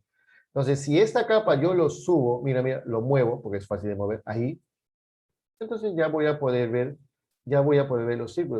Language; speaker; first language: Spanish; native; Spanish